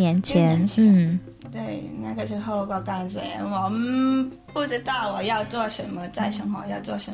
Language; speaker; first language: Chinese; non-native, learner; Thai